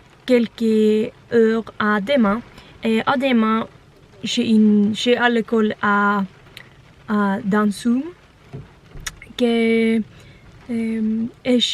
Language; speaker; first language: French; non-native, learner; Norwegian